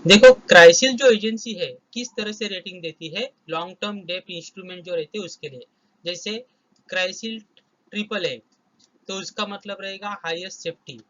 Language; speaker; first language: Hindi; non-native, local second language; Marathi